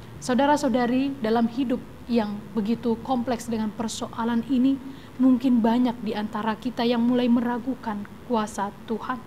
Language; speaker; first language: Indonesian; native; Indonesian